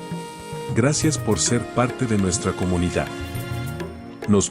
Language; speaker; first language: Spanish; native; Spanish